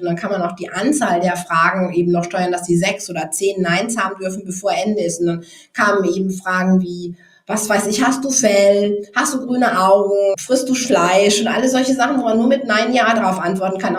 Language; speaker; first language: German; native; German